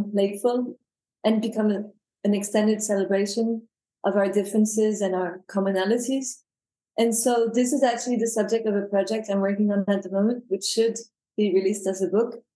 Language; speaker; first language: English; non-native, fluent; French